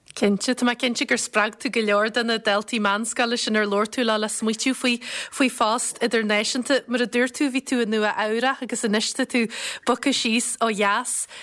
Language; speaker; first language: Irish; native; Irish